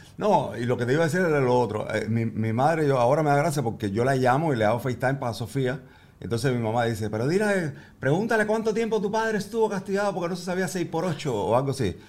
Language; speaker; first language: Spanish; native; Spanish